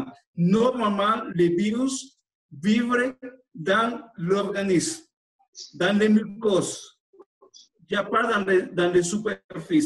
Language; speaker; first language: French; non-native, fluent; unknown